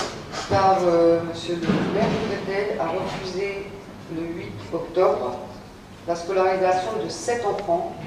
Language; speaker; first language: French; native; French